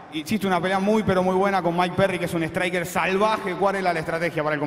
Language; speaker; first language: Spanish; native; Spanish